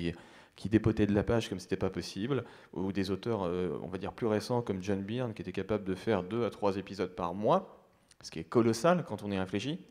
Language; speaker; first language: French; native; French